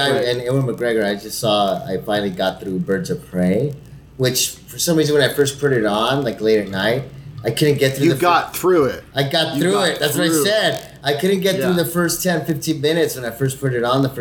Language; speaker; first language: English; non-native, fluent; Spanish